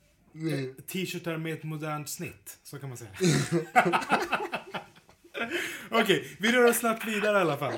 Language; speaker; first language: Swedish; native; Swedish